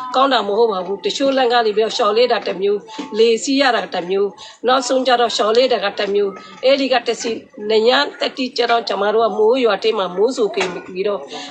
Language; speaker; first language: Burmese; non-native, local second language; Rohingya